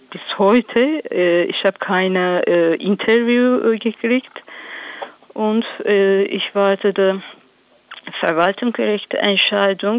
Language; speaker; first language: German; non-native, learner; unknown